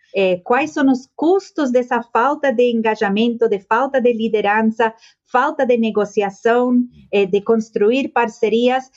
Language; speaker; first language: Portuguese; non-native, fluent; Spanish